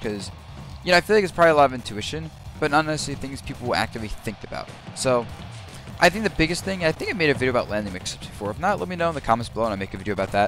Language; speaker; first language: English; native; English